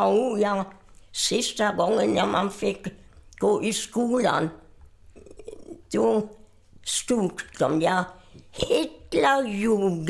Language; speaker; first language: Swedish; non-native, fluent; German